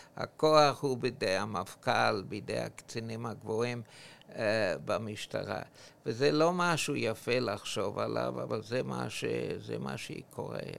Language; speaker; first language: Hebrew; non-native, fluent; English